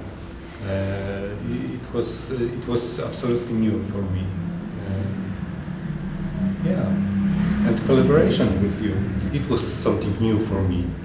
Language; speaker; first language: English; non-native, learner; Polish